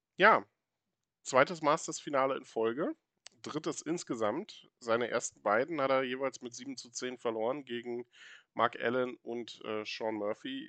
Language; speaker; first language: German; native; German